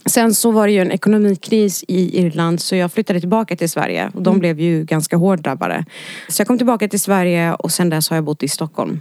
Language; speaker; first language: Swedish; early bilingual, other home language; Arabic